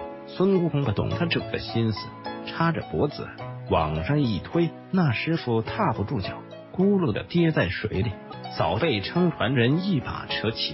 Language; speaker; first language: Chinese; native; Chinese